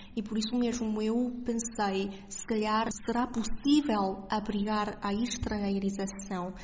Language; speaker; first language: Portuguese; non-native, fluent; Chinese